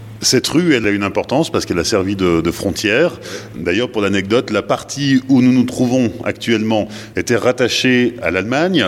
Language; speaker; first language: French; native; French